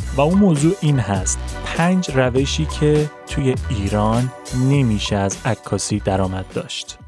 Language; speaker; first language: Persian; native; Persian